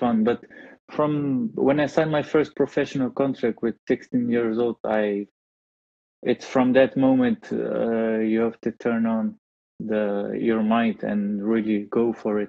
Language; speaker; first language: English; non-native, fluent; Dutch